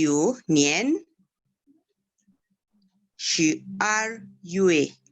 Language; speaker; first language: Chinese; non-native, learner; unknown